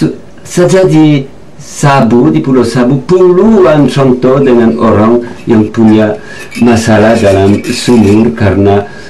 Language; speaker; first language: Indonesian; non-native, learner; French